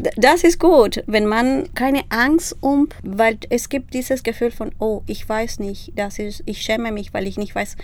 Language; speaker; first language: German; non-native, fluent; Spanish